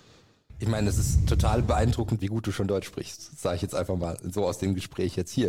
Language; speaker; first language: German; native; German